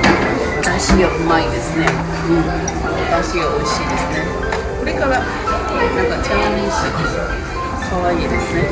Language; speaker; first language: Japanese; non-native, fluent; Chinese